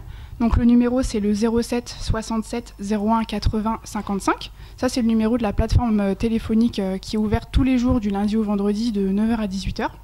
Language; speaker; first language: French; native; French